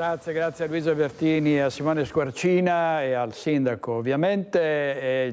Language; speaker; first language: Italian; native; Italian